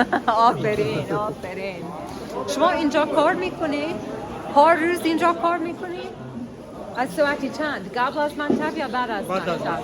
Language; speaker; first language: Persian; non-native, learner; English